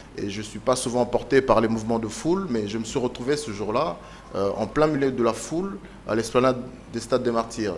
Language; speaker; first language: French; non-native, local second language; Lingala